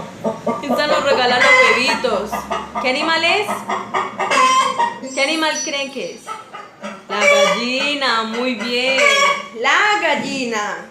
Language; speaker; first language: Spanish; native; Spanish